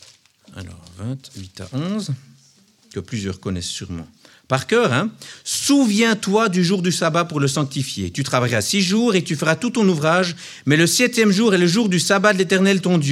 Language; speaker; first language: French; native; French